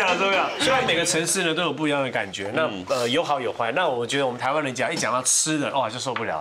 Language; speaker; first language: Chinese; native; Chinese